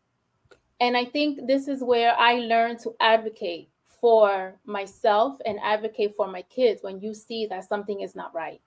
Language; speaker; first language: English; early bilingual, other home language; Spanish